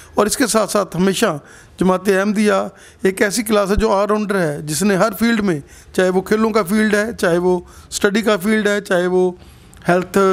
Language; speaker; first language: Hindi; non-native, local second language; Punjabi